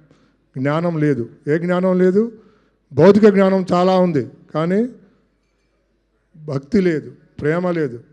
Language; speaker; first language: Telugu; native; Telugu